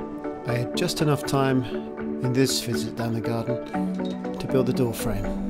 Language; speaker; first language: English; native; English